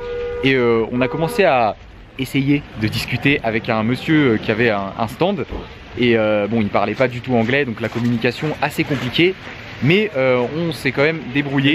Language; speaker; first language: French; native; French